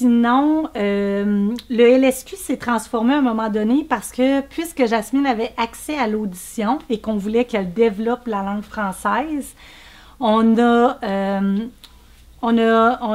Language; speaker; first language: French; native; French